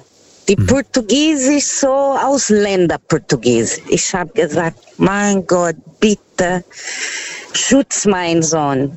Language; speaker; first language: German; non-native, fluent; Portuguese